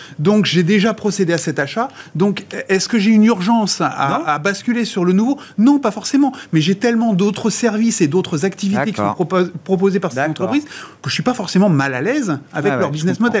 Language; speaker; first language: French; native; French